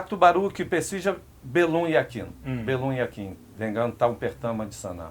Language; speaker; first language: Indonesian; non-native, fluent; Portuguese